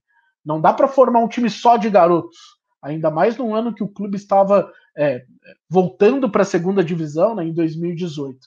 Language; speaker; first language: Portuguese; native; Portuguese